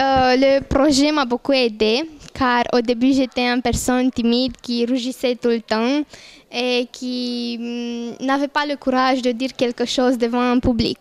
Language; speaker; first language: French; non-native, fluent; Romanian